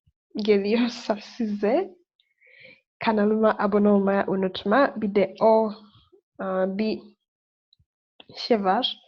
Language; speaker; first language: Turkish; non-native, learner; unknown